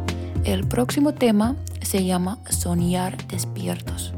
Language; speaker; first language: Spanish; non-native, fluent; Finnish